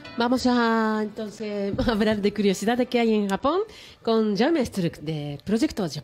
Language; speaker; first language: Spanish; non-native, fluent; Japanese